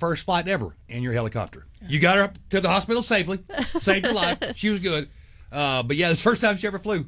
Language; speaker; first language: English; native; English